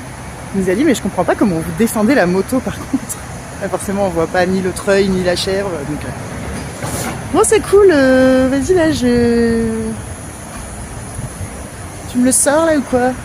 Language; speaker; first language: French; native; French